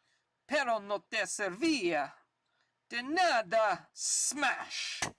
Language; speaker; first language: Spanish; non-native, learner; English